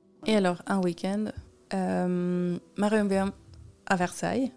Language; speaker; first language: French; non-native, fluent; Spanish